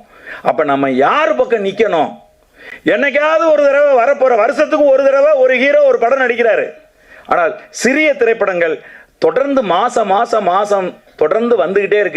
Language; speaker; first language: Tamil; native; Tamil